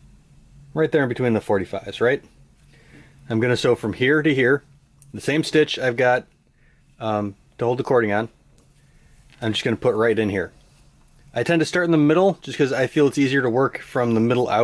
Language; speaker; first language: English; native; English